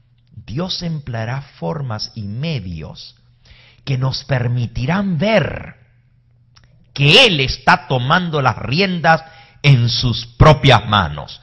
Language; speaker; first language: Spanish; native; Spanish